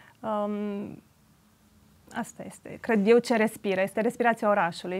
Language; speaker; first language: Romanian; native; Romanian